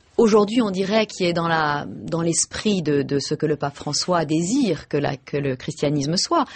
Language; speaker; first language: French; native; French